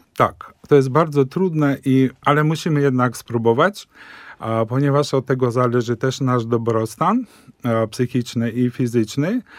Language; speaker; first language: Polish; early bilingual, heritage; Polish